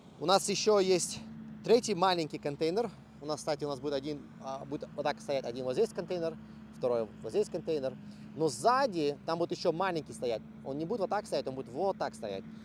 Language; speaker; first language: Russian; early bilingual, heritage; Russian